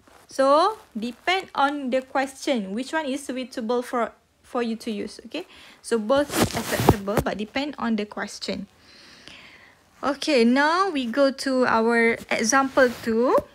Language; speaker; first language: English; non-native, local second language; Malay